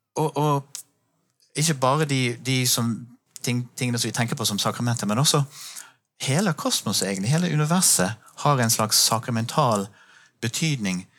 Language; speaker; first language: Norwegian; non-native, fluent; English